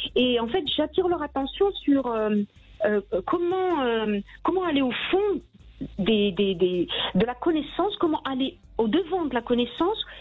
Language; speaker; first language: French; early bilingual, other home language; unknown